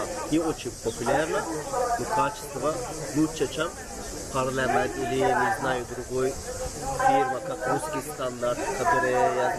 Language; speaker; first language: Russian; non-native, learner; Turkish